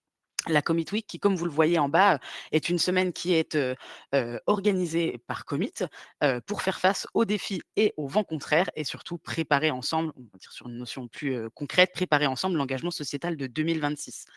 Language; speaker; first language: French; native; French